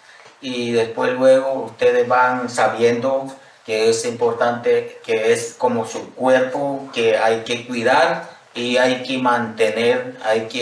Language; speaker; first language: Spanish; non-native, local second language; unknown